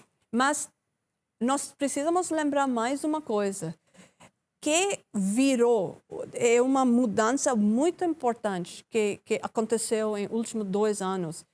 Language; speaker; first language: Portuguese; non-native, learner; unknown